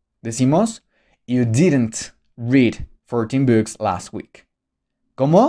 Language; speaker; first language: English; non-native, fluent; Spanish